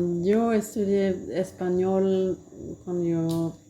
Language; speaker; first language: Spanish; non-native, learner; Swedish